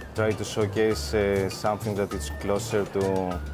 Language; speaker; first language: English; non-native, fluent; Greek